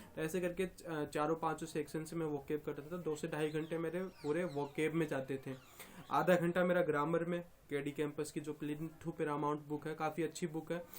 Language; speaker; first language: Hindi; native; Hindi